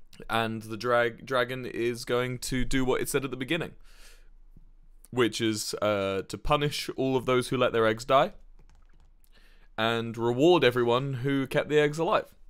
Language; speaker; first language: English; native; English